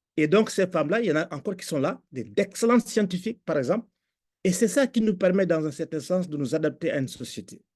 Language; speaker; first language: French; non-native, local second language; Fula